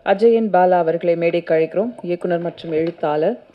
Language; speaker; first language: Tamil; native; Tamil